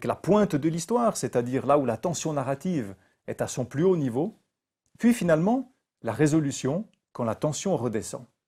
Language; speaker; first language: French; native; French